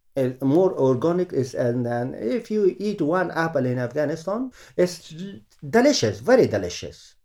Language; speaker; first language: English; non-native, learner; Persian